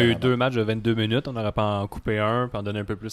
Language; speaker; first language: French; native; French